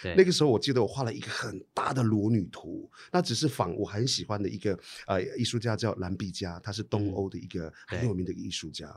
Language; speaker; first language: Chinese; non-native, local second language; Amis